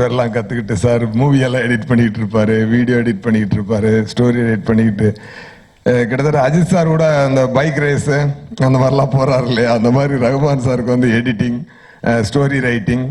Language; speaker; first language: Tamil; native; Tamil